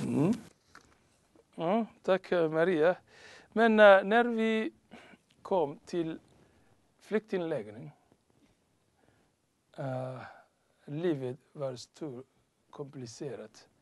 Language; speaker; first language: Swedish; non-native, learner; Somali